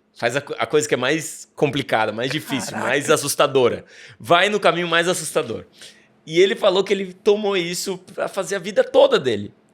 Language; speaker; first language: Portuguese; native; Portuguese